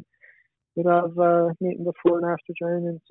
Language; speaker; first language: English; native; English